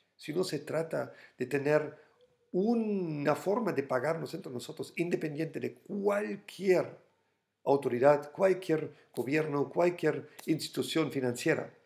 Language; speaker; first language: Spanish; non-native, fluent; German